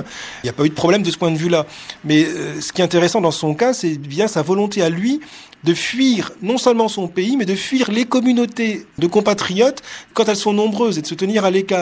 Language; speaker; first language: French; native; French